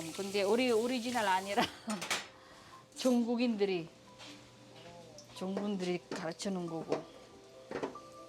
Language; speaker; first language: Korean; non-native, learner; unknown